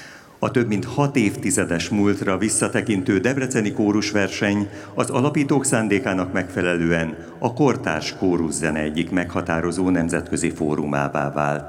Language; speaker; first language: Hungarian; native; Hungarian